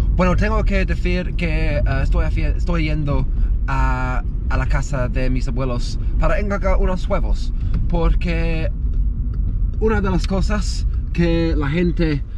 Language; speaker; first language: Spanish; non-native, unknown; English